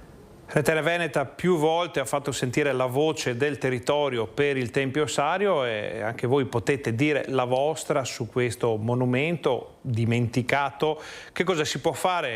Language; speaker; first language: Italian; native; Italian